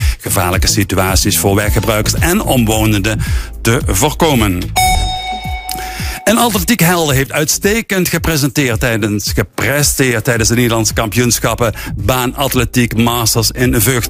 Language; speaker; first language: Dutch; native; Dutch